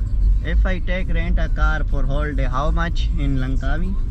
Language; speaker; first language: English; non-native, learner; Urdu